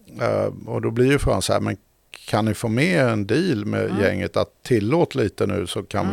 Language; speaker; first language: Swedish; native; Swedish